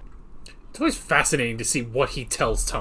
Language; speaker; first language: English; native; English